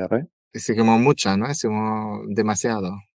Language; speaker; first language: Spanish; non-native, fluent; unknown